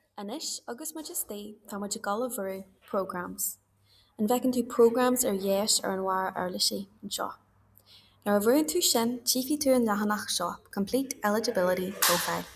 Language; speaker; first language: Irish; native; Irish